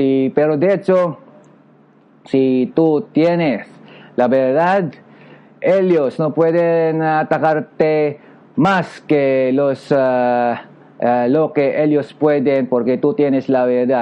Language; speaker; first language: Spanish; non-native, learner; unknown